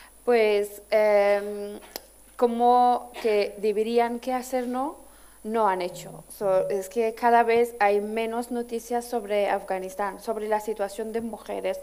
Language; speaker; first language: Spanish; non-native, fluent; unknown